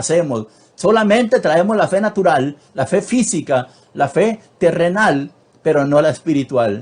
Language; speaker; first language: Spanish; native; Spanish